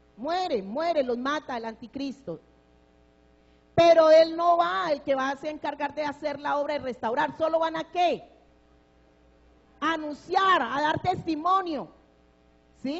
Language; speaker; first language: Spanish; native; Spanish